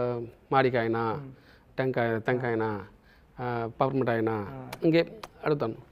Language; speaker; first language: Telugu; non-native, local second language; Tamil